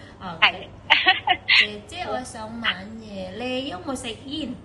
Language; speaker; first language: Cantonese; native; Cantonese